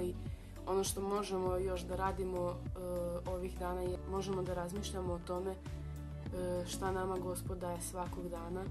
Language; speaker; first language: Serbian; non-native, local second language; Slovak